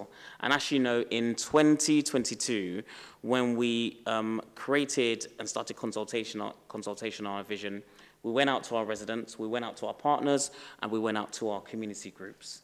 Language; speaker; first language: English; native; English